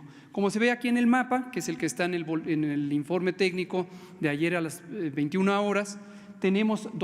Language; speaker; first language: Spanish; native; Spanish